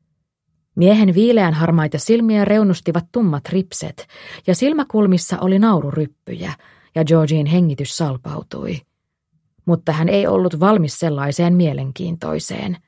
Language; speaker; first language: Finnish; native; Finnish